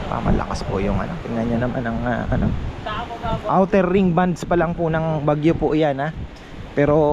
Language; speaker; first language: Filipino; native; Filipino